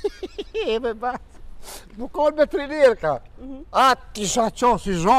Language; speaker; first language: German; non-native, learner; Albanian